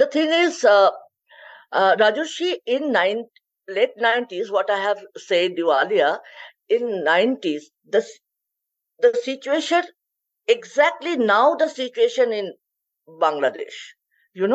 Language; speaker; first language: English; non-native, local second language; Bangla